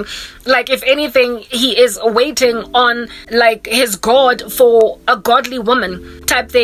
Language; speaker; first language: English; non-native, local second language; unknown